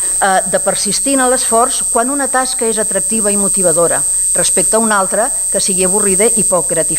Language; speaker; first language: Catalan; native; Catalan